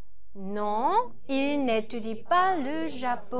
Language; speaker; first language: French; non-native, learner; Korean